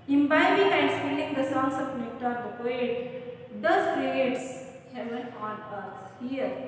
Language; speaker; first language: English; non-native, local second language; Kannada